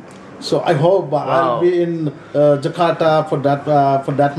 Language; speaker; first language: English; non-native, learner; Nepali